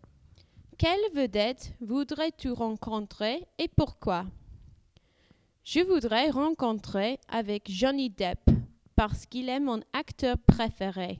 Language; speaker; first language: French; non-native, learner; English